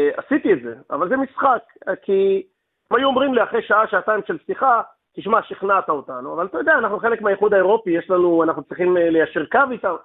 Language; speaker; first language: Hebrew; native; Hebrew